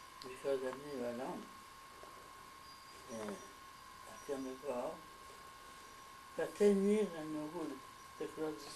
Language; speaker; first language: English; early bilingual, heritage; French